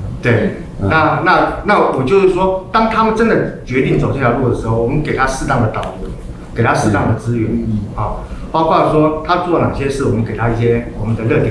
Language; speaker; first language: Chinese; native; Chinese